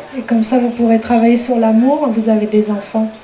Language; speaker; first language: French; native; French